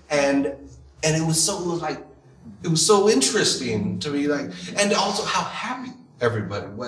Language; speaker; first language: English; early bilingual, other home language; Spanish